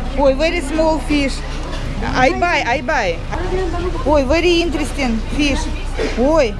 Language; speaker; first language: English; non-native, learner; Russian